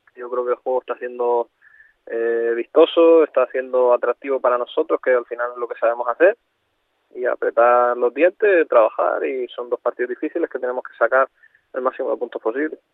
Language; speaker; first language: Spanish; native; Spanish